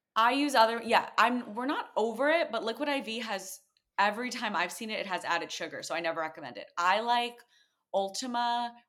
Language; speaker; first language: English; native; English